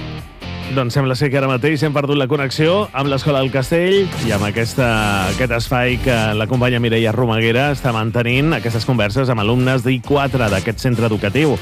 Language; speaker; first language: Catalan; native; Catalan